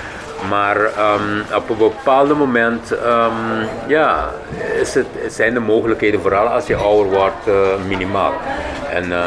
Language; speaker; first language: Dutch; non-native, local second language; Papiamento